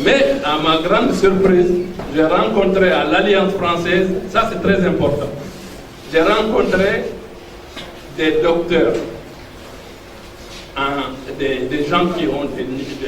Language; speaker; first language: French; non-native, local second language; Fula